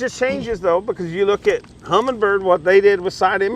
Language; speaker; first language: English; native; English